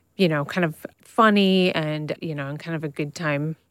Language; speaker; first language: English; native; English